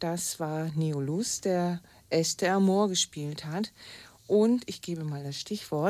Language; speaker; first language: German; native; German